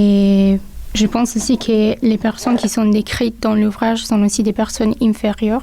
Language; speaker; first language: French; non-native, local second language; Italian